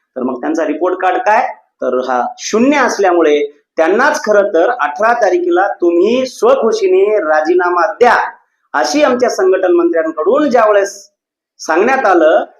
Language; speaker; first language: Marathi; non-native, local second language; Lambadi